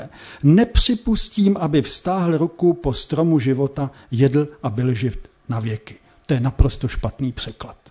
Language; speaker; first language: Czech; native; Czech